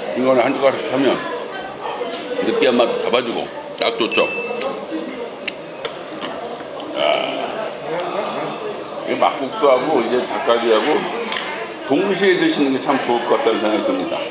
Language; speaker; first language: Korean; native; Korean